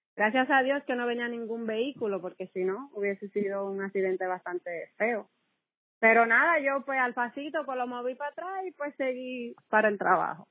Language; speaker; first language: Spanish; native; Spanish